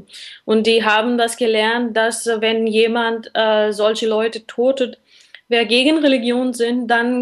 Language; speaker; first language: German; non-native, learner; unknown